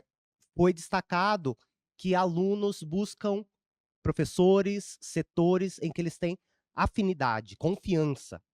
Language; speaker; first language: Portuguese; native; Portuguese